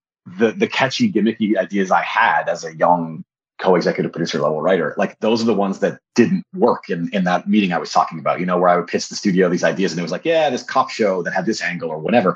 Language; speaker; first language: English; native; English